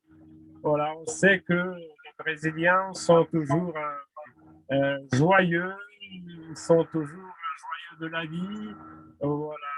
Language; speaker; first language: French; non-native, fluent; Russian